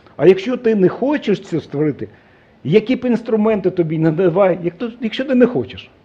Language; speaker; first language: Ukrainian; non-native, local second language; Russian